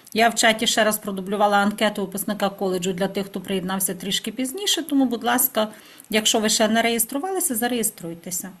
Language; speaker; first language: Ukrainian; native; Ukrainian